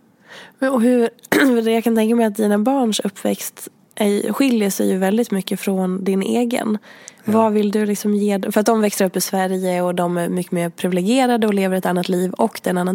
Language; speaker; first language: Swedish; native; Swedish